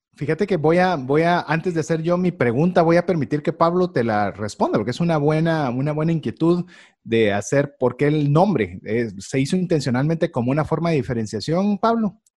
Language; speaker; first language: Spanish; native; Spanish